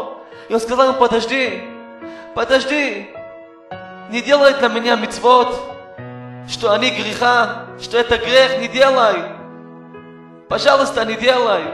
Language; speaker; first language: Russian; non-native, learner; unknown